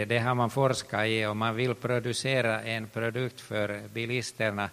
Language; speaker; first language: Swedish; non-native, local second language; Finnish